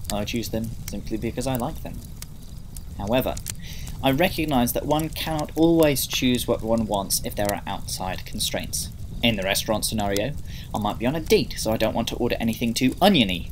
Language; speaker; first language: English; early bilingual, other home language; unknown